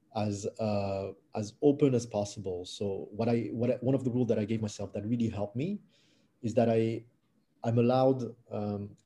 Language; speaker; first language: English; non-native, fluent; French